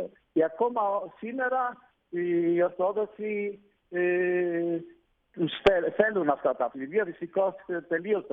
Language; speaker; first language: Greek; non-native, fluent; Italian